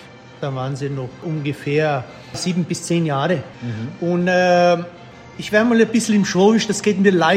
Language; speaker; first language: German; early bilingual, heritage; German